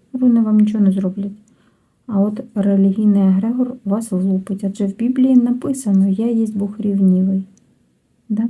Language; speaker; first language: Ukrainian; non-native, local second language; Russian